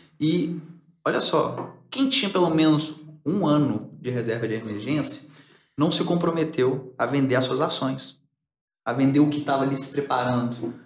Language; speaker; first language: Portuguese; early bilingual, other home language; Spanish